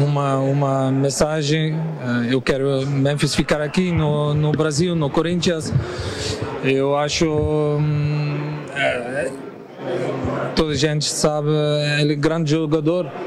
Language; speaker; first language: Portuguese; non-native, learner; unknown